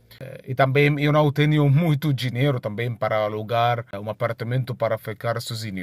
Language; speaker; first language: Portuguese; non-native, fluent; Arabic